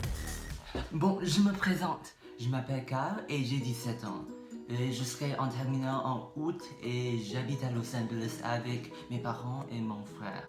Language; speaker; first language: French; non-native, learner; English